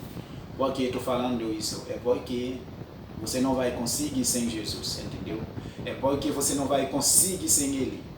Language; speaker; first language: Portuguese; non-native, fluent; French